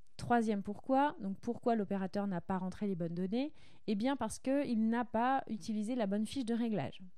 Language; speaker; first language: French; native; French